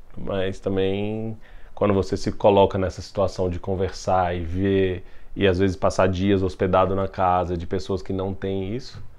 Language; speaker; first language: Portuguese; native; Portuguese